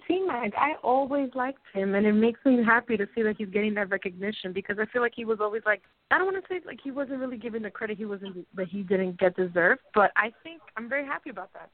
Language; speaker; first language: English; early bilingual, other home language; Spanish